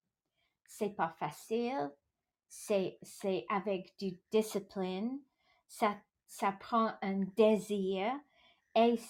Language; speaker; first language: French; non-native, local second language; English